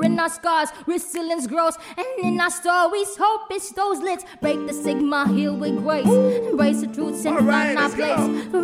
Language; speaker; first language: English; non-native, local second language; Cebuano